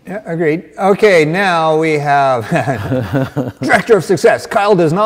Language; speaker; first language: English; native; English